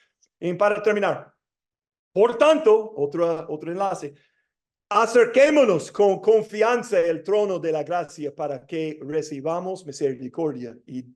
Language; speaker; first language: Spanish; non-native, fluent; English